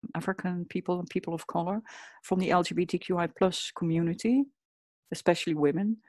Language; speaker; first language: English; non-native, fluent; Dutch